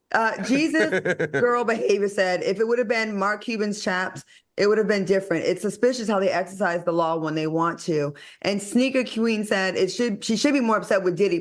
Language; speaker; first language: English; native; English